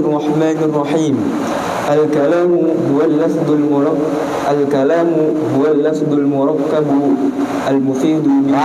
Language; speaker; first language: Arabic; non-native, learner; Indonesian